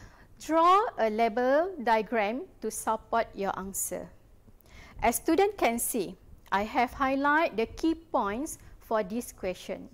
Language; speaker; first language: English; non-native, local second language; Malay